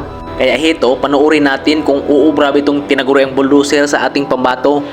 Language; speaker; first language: Filipino; native; Filipino